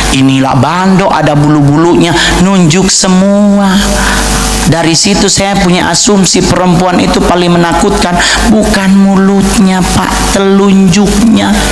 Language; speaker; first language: Indonesian; native; Indonesian